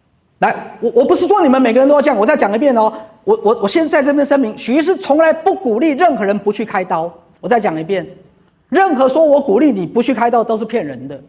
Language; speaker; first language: Chinese; native; Chinese